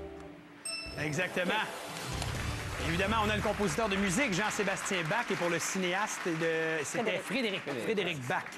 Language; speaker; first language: French; native; French